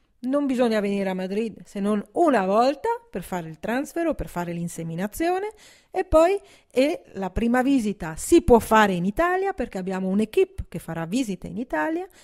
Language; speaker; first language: Italian; native; Italian